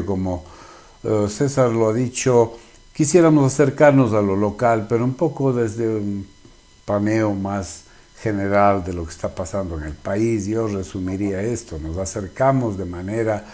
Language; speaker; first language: Spanish; native; Spanish